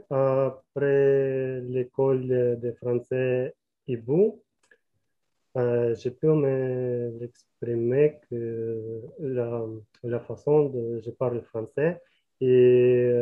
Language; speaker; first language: French; non-native, learner; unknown